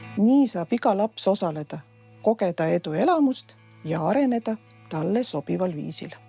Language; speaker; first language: Estonian; non-native, local second language; Russian